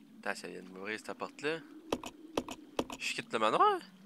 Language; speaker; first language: French; native; French